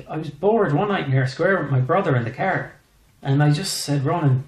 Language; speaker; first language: English; native; English